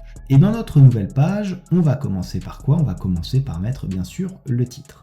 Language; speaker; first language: French; native; French